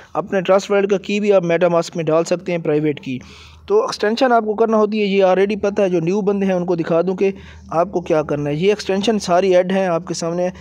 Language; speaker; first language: Urdu; native; Urdu